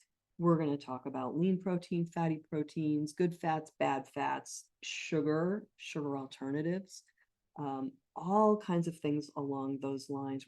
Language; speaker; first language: English; native; English